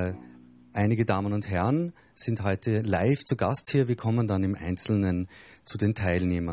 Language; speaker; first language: German; native; German